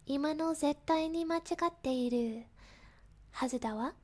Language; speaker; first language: Japanese; non-native, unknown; English